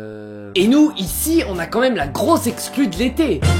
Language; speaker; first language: French; native; French